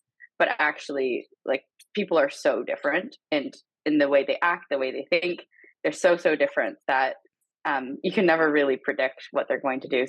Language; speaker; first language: English; native; English